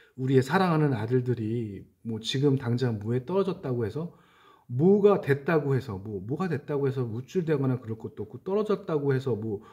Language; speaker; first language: Korean; native; Korean